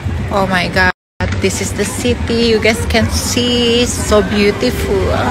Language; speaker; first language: English; non-native, learner; Indonesian